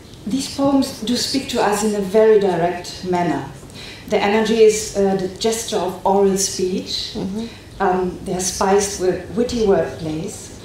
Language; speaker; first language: English; non-native, fluent; German